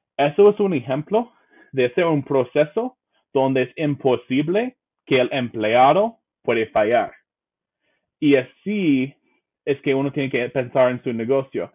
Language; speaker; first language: Spanish; non-native, fluent; English